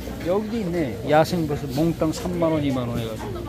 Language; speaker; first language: Korean; native; Korean